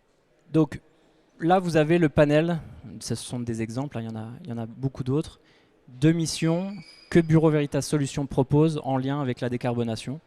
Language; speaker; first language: French; native; French